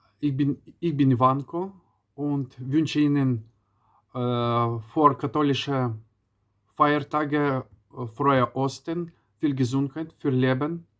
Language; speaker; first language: German; non-native, learner; Ukrainian